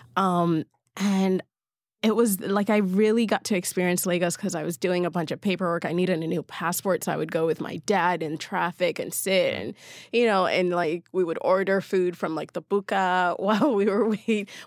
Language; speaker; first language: English; non-native, local second language; Yoruba